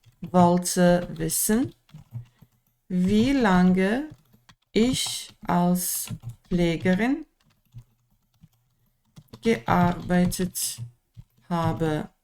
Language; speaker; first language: German; non-native, fluent; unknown